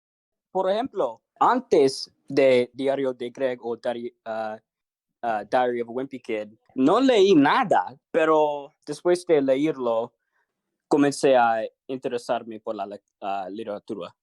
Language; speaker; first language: Spanish; non-native, learner; English